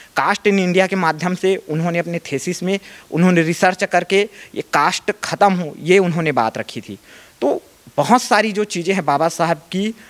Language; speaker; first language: Hindi; native; Hindi